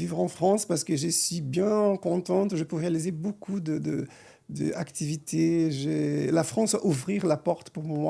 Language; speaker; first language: French; non-native, fluent; Portuguese